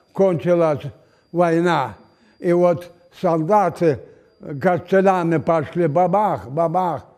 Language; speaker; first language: Russian; non-native, local second language; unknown